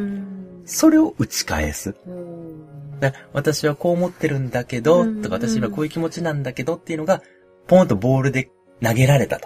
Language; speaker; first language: Japanese; native; Japanese